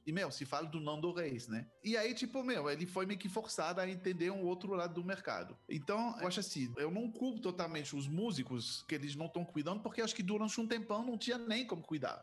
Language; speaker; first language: Portuguese; non-native, fluent; French